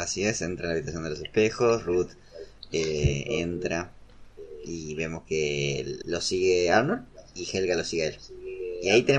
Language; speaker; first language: Spanish; native; Spanish